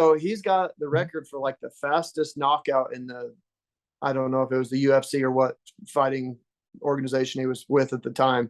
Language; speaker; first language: English; native; English